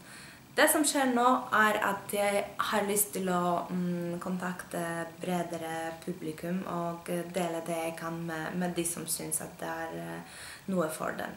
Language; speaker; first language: Norwegian; non-native, fluent; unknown